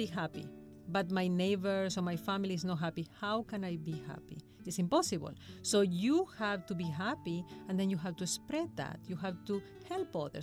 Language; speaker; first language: English; non-native, fluent; Spanish